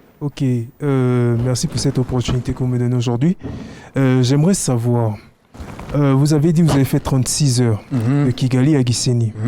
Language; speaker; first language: French; non-native, local second language; Kinyarwanda